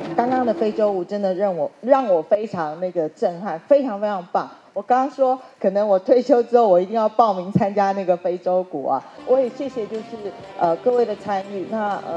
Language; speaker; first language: Chinese; native; Chinese